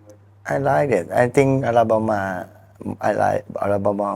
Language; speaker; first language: English; non-native, learner; Thai